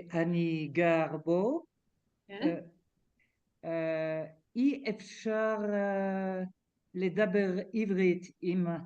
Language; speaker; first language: Hebrew; non-native, learner; French